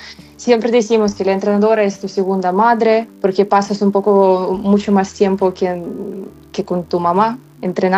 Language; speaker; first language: Spanish; non-native, fluent; Ukrainian